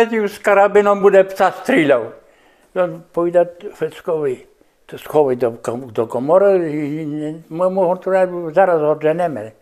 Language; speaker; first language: Polish; non-native, local second language; Rusyn